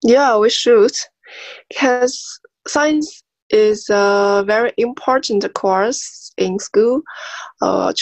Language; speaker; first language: English; non-native, learner; Chinese